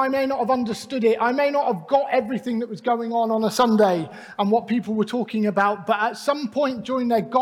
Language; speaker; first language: English; native; English